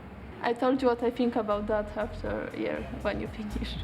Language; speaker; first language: English; non-native, learner; Polish